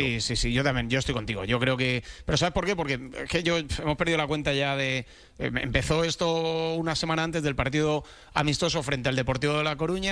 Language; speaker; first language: Spanish; native; Spanish